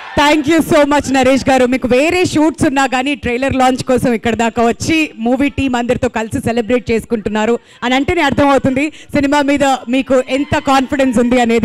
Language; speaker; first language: Telugu; native; Telugu